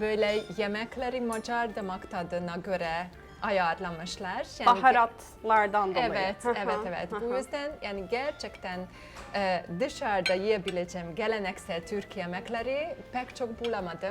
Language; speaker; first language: Turkish; non-native, fluent; Hungarian